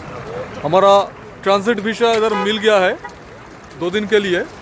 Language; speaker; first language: Hindi; non-native, local second language; Bangla